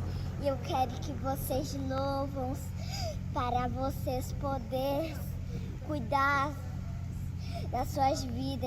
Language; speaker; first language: Portuguese; non-native, local second language; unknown